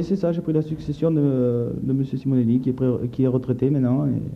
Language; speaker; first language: French; native; French